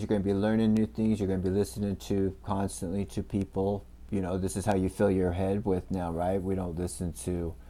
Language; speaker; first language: English; native; English